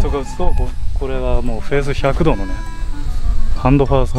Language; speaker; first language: Japanese; native; Japanese